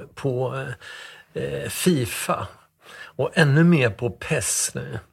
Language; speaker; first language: Swedish; native; Swedish